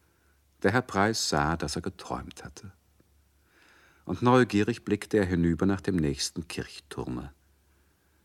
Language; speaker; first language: German; native; German